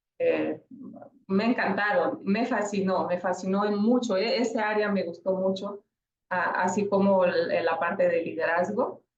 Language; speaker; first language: Spanish; non-native, fluent; Romanian